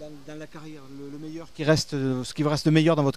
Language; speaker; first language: French; native; French